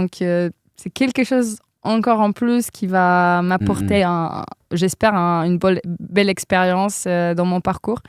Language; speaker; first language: French; non-native, fluent; Polish